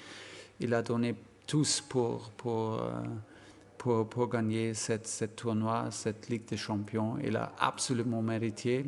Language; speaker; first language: French; non-native, fluent; German